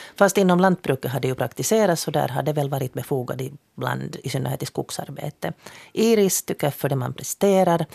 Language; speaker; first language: Swedish; native; Swedish